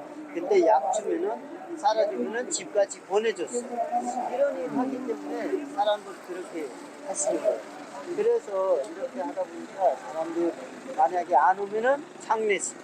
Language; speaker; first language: Korean; non-native, fluent; Hindi